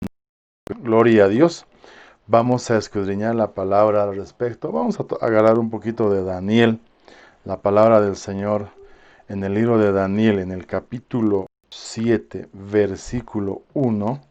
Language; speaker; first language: Spanish; native; Spanish